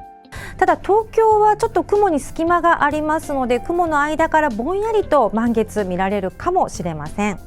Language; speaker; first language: Japanese; native; Japanese